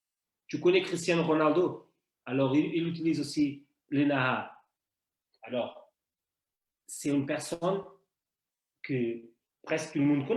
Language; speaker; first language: French; non-native, fluent; Portuguese